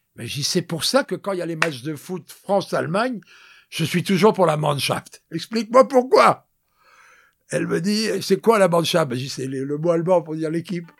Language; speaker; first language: French; native; French